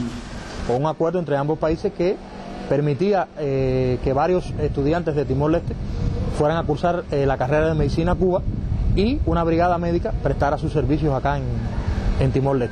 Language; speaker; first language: Spanish; native; Spanish